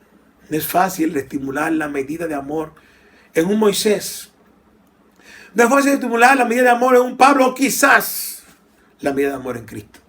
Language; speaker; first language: Spanish; native; Spanish